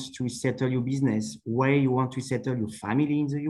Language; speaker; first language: English; non-native, fluent; French